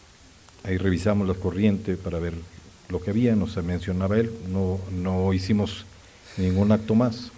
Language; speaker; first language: Spanish; native; Spanish